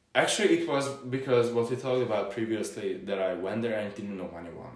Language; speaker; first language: English; non-native, fluent; Hungarian